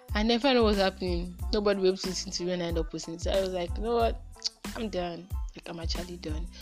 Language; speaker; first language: English; non-native, local second language; Yoruba